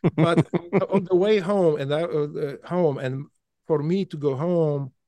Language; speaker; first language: English; non-native, fluent; Polish